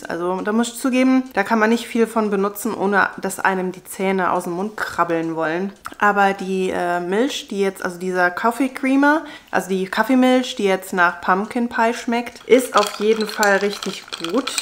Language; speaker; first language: German; native; German